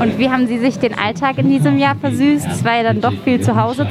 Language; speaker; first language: German; native; German